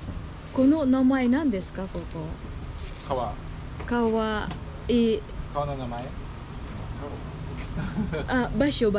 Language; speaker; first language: Japanese; non-native, learner; Filipino